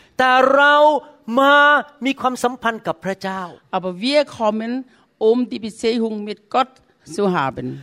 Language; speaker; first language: German; non-native, learner; Thai